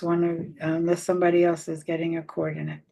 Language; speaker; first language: English; native; English